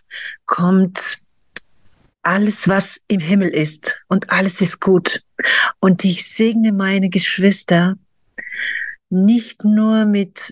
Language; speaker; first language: German; non-native, fluent; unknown